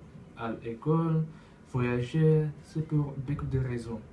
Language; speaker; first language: French; non-native, learner; Dutch